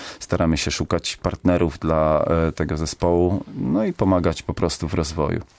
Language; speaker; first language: Polish; native; Polish